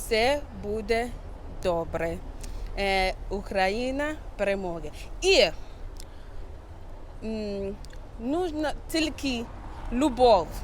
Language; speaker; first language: Ukrainian; non-native, learner; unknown